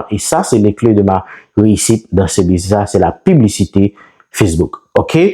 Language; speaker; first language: French; non-native, local second language; Haitian Creole